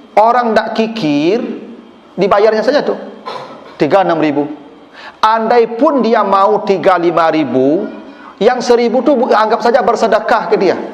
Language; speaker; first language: Malay; non-native, local second language; Minangkabau